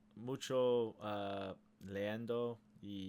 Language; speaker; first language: Spanish; non-native, learner; English